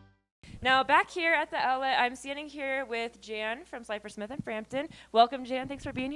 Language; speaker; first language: English; native; English